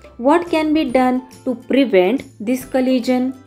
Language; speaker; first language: English; non-native, local second language; Marathi